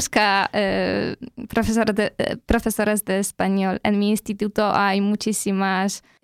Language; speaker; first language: Spanish; non-native, fluent; Polish